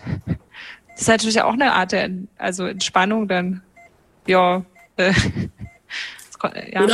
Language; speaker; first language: German; native; German